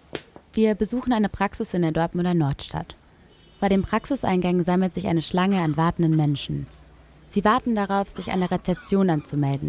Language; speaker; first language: German; native; German